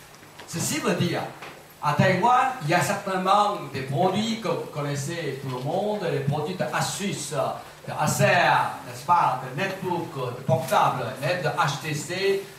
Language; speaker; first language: French; non-native, fluent; Chinese